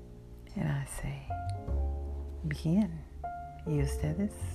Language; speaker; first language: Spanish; non-native, learner; English